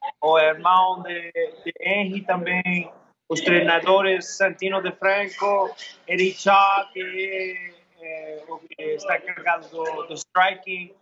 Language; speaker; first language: Portuguese; non-native, learner; English